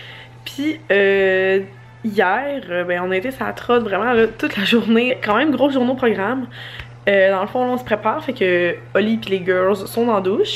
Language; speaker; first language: French; native; French